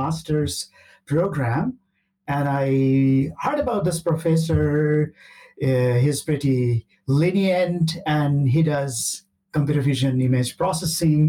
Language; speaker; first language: English; non-native, local second language; Bangla